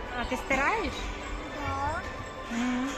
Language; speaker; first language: Ukrainian; native; Ukrainian